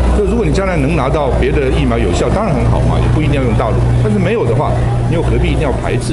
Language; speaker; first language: Chinese; native; Chinese